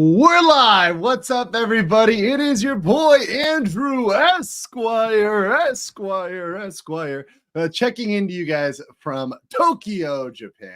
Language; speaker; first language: English; native; English